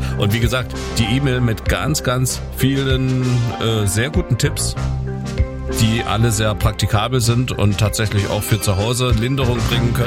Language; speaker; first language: German; native; German